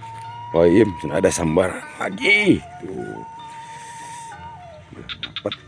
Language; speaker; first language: Indonesian; non-native, local second language; Sundanese